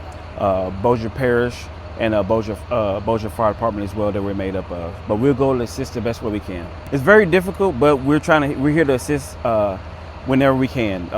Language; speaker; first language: English; native; English